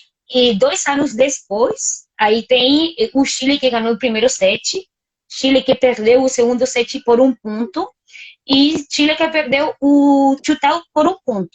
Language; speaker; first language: Portuguese; non-native, fluent; Spanish